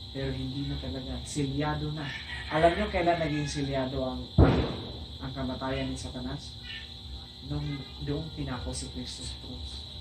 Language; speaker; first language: Filipino; non-native, local second language; Cebuano